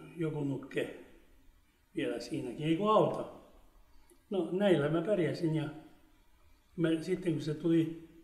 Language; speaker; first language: Finnish; non-native, local second language; Swedish